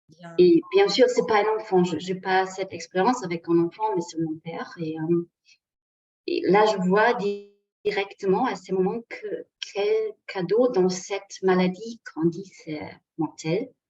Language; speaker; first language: French; non-native, fluent; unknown